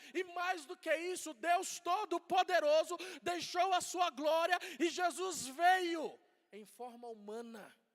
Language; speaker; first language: Portuguese; native; Portuguese